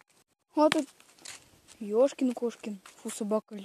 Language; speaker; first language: Russian; native; Russian